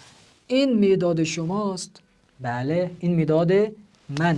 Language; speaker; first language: Persian; non-native, fluent; Urdu